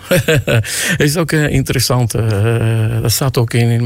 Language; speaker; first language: Dutch; non-native, fluent; Armenian